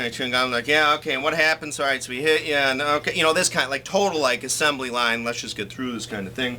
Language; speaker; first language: English; native; English